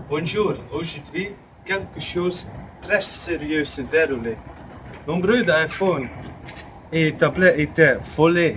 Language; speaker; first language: French; non-native, learner; Dutch